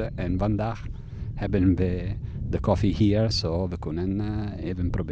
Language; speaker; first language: Dutch; non-native, fluent; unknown